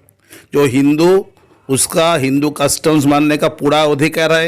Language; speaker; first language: Hindi; non-native, local second language; Bangla